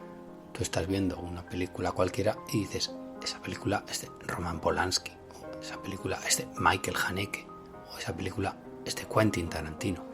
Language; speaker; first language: Spanish; native; Spanish